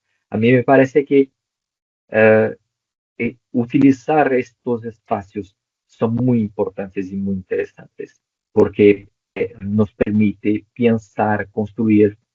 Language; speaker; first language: Spanish; non-native, local second language; Portuguese